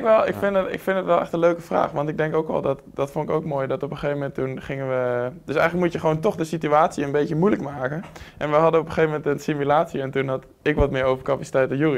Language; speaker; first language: Dutch; native; Dutch